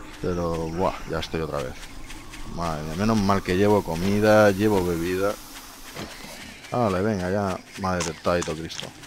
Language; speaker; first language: Spanish; native; Spanish